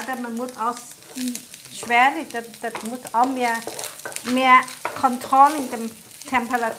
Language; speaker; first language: German; non-native, learner; Thai